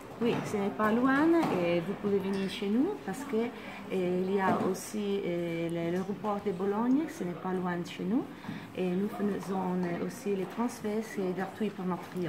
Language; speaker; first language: French; non-native, learner; Italian